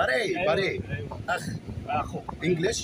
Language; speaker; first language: English; non-native, learner; Arabic